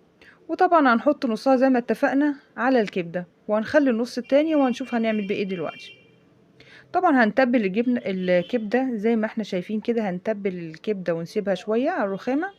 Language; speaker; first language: Arabic; native; Arabic